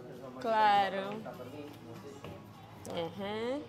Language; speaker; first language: Spanish; non-native, learner; Swahili